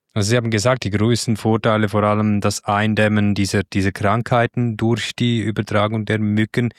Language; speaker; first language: German; native; German